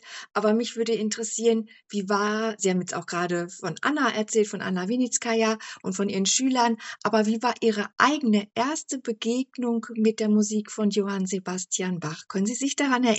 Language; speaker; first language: German; native; German